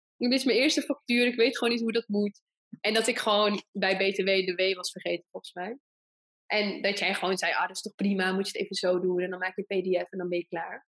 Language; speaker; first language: Dutch; early bilingual, other home language; Persian